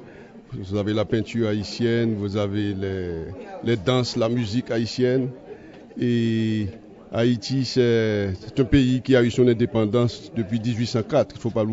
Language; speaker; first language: French; native; French